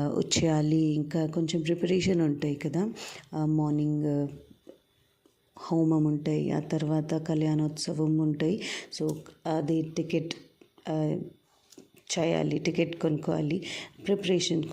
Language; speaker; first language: Telugu; non-native, local second language; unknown